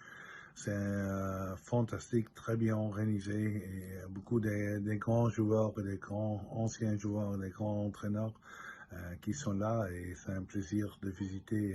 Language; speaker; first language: French; non-native, local second language; Dutch